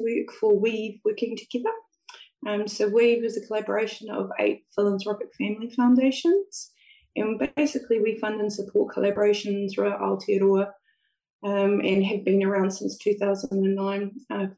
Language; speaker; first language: English; native; English